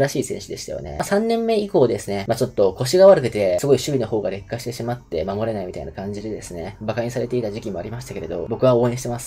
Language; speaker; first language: Japanese; native; Japanese